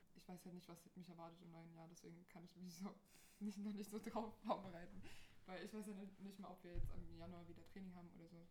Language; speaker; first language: German; non-native, fluent; Portuguese